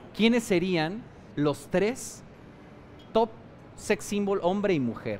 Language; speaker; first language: Spanish; native; Spanish